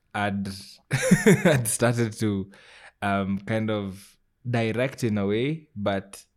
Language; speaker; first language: English; non-native, local second language; Gusii